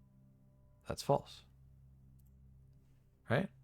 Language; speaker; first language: English; native; English